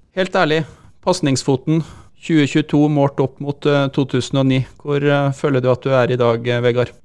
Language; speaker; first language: Norwegian; native; Norwegian